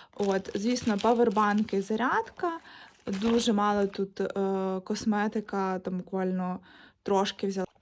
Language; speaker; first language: Ukrainian; native; Ukrainian